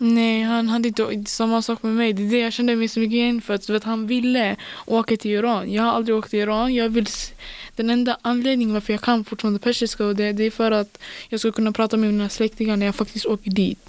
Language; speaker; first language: Swedish; early bilingual, other home language; Persian